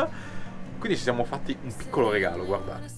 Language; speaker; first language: Italian; native; Italian